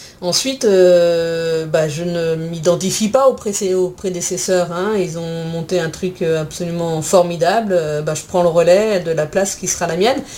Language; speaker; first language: French; native; French